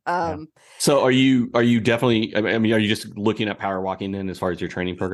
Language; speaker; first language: English; native; English